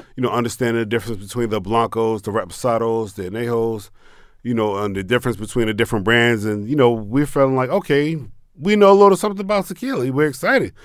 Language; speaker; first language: English; native; English